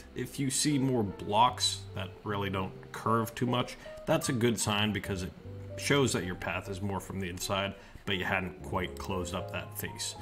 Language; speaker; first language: English; native; English